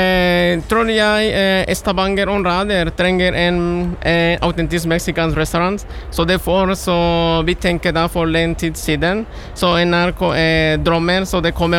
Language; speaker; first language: Norwegian; non-native, learner; Spanish